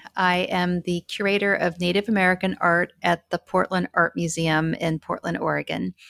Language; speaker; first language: English; native; English